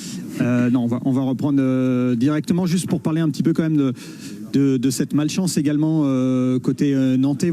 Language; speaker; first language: French; native; French